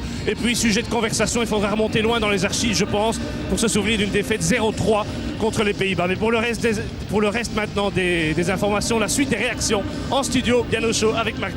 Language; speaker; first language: French; native; French